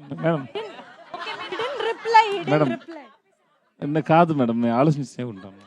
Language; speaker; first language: Telugu; non-native, learner; Tamil